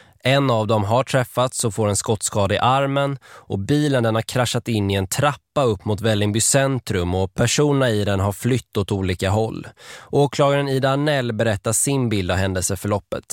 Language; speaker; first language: Swedish; native; Swedish